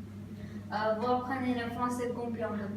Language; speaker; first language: French; non-native, learner; Chinese